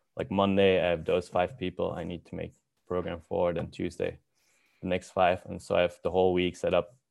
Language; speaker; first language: English; non-native, fluent; Dutch